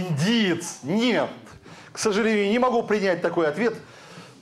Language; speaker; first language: Russian; native; Russian